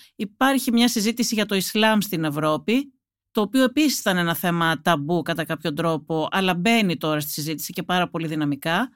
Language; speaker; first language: Greek; native; Greek